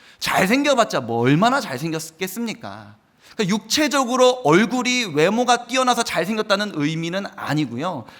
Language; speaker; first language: Korean; native; Korean